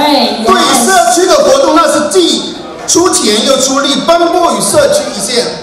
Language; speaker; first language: Chinese; native; Chinese